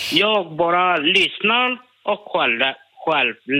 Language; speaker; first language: Swedish; non-native, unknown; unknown